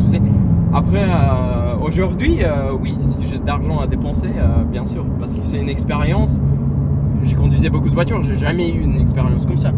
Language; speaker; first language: French; non-native, fluent; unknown